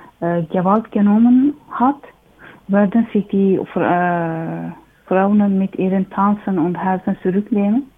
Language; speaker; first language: German; non-native, learner; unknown